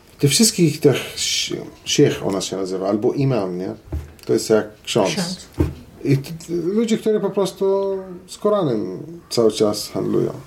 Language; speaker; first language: Polish; non-native, fluent; Arabic